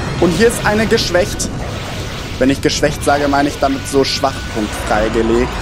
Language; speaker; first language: German; native; German